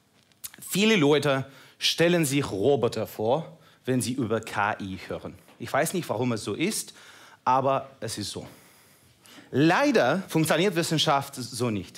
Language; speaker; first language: German; non-native, fluent; Russian